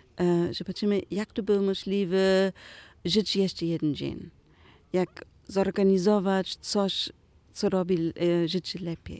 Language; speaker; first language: Polish; non-native, learner; German